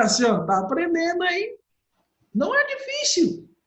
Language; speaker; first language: Portuguese; non-native, fluent; Haitian Creole